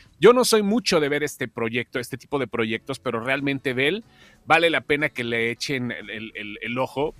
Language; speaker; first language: Spanish; native; Spanish